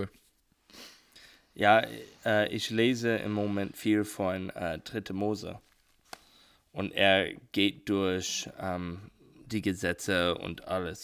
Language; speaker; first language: German; non-native, learner; English